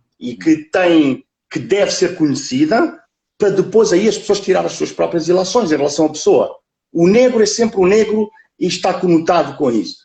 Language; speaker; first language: Portuguese; early bilingual, other home language; Kabuverdianu